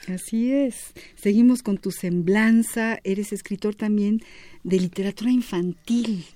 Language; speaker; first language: Spanish; native; Spanish